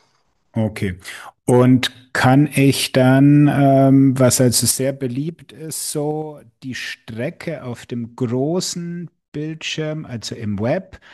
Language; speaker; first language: German; native; German